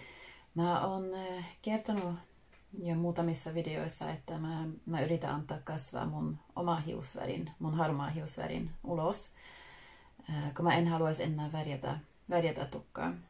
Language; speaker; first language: Finnish; early bilingual, heritage; Finnish